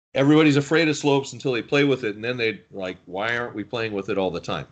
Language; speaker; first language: English; native; English